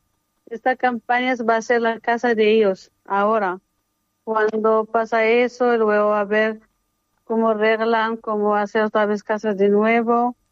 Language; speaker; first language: Spanish; non-native, learner; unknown